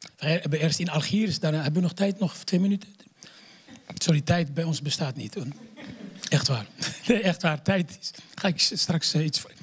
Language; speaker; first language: Dutch; non-native, fluent; Arabic